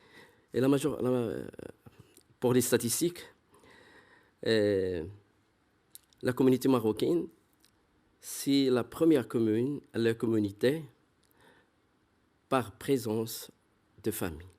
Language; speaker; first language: French; non-native, fluent; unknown